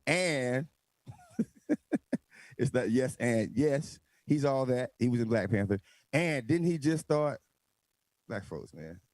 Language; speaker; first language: English; native; English